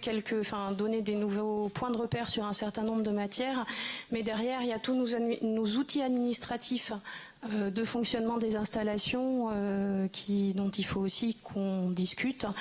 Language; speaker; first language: French; native; French